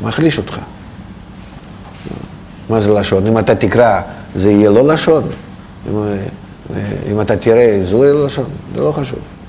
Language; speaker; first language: Hebrew; non-native, fluent; Russian